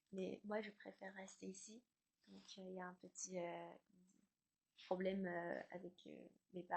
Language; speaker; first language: French; non-native, learner; Chinese